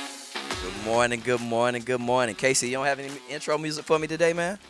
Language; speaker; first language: English; native; English